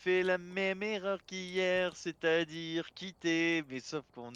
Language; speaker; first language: French; native; French